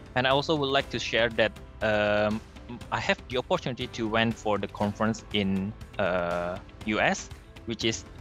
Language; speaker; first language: English; non-native, fluent; Indonesian